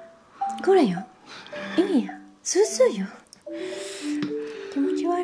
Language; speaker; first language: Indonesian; non-native, learner; Japanese